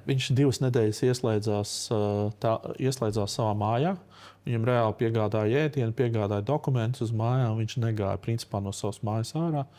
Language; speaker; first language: Latvian; native; Latvian